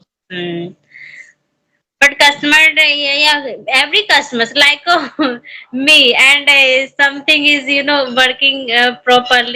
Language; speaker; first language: English; non-native, learner; Hindi